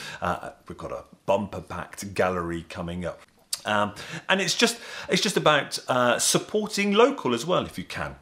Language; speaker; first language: English; native; English